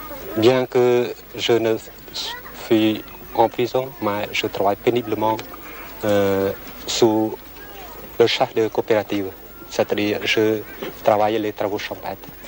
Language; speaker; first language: French; non-native, learner; Khmer